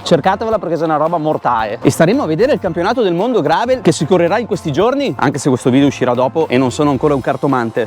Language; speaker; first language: Italian; native; Italian